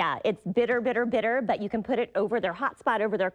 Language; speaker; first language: English; native; English